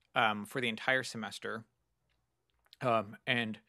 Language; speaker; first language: English; native; English